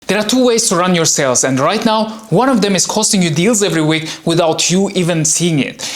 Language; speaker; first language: English; non-native, fluent; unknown